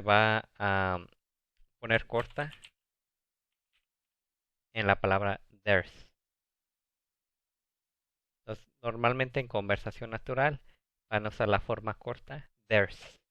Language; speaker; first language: Spanish; early bilingual, heritage; Spanish